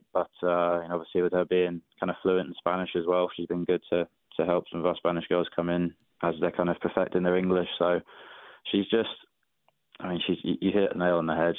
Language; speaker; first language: English; native; English